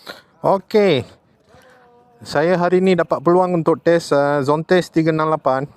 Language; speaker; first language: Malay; non-native, local second language; Tamil